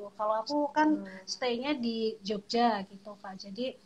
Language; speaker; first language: Indonesian; native; Indonesian